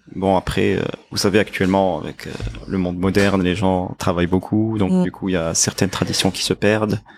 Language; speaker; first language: French; non-native, local second language; Arabic